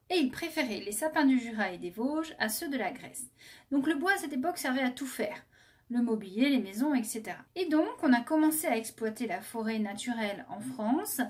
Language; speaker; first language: French; native; French